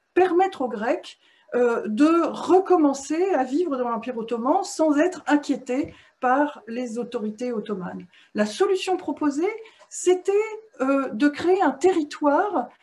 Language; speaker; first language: French; native; French